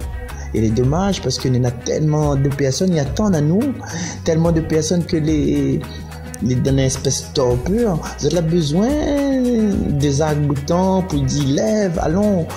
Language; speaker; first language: French; non-native, learner; Réunion Creole French